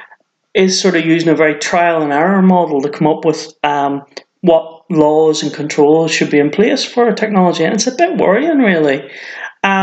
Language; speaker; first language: English; native; English